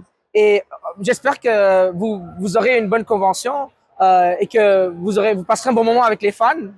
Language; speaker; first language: French; native; French